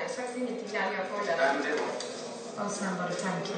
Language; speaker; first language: Swedish; native; Swedish